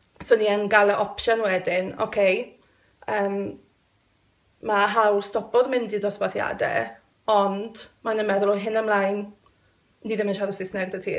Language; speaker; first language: Welsh; non-native, local second language; English